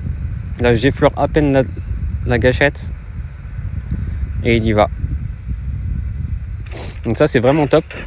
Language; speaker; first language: French; native; French